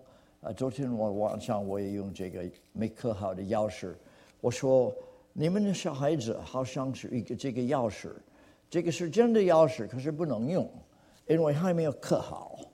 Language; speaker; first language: Chinese; non-native, fluent; English